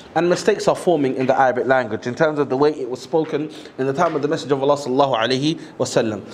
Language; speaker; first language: English; native; English